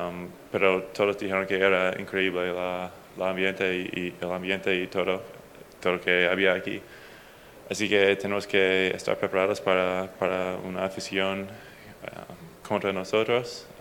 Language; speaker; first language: Spanish; non-native, fluent; English